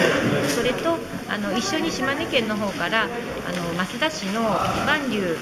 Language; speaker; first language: Japanese; native; Japanese